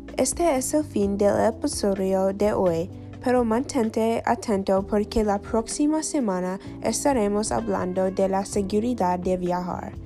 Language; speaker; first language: Spanish; non-native, learner; English